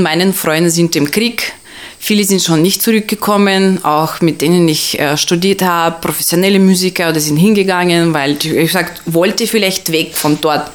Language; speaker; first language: German; non-native, fluent; Russian